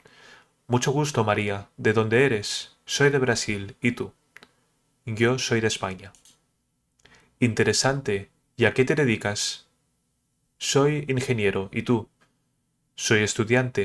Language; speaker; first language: Spanish; early bilingual, other home language; Portuguese